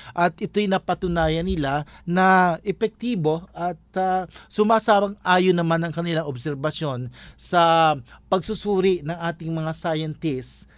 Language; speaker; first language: Filipino; native; Filipino